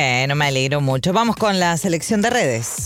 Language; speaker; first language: Spanish; native; Spanish